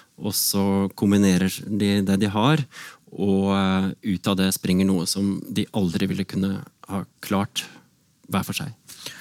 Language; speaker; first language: Norwegian; native; Norwegian